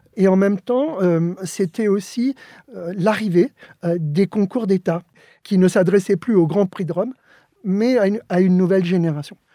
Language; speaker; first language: French; early bilingual, other home language; Spanish